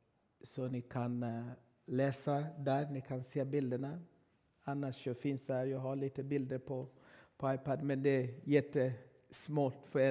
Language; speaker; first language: Swedish; non-native, fluent; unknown